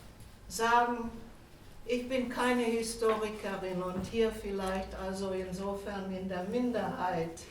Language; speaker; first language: German; non-native, fluent; Hungarian